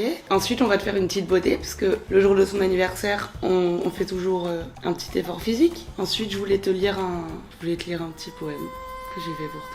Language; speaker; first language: French; native; French